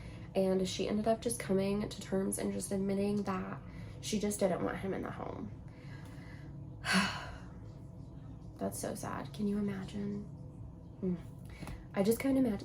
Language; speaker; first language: English; native; English